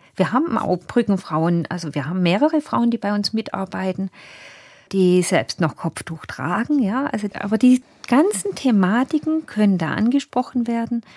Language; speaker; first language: German; native; German